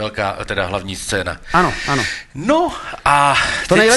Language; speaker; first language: Czech; native; Czech